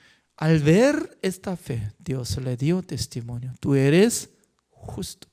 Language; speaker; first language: Spanish; non-native, learner; Korean